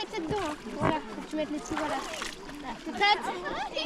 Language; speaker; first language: French; native; French